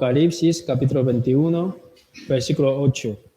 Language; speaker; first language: Spanish; non-native, learner; Korean